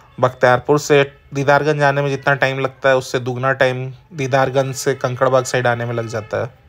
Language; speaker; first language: Hindi; native; Hindi